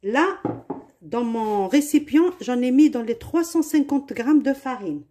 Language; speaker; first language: French; non-native, local second language; Arabic